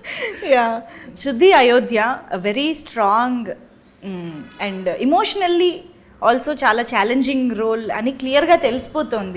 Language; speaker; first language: Telugu; native; Telugu